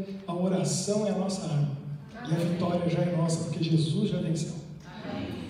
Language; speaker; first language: Portuguese; native; Portuguese